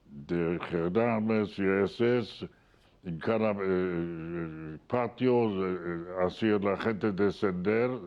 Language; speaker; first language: Spanish; non-native, fluent; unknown